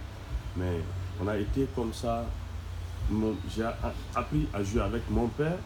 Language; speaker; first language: French; non-native, local second language; Bambara